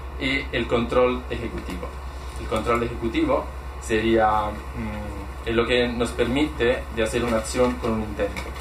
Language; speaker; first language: Spanish; non-native, fluent; Italian